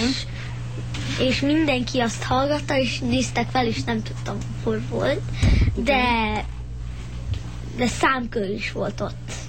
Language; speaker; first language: Hungarian; early bilingual, heritage; Hungarian